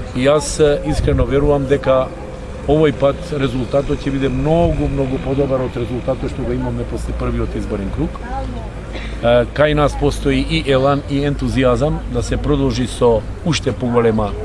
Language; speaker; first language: Macedonian; non-native, local second language; Turkish